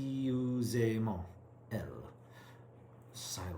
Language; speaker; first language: French; non-native, learner; English